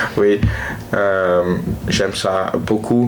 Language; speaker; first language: French; non-native, learner; Dutch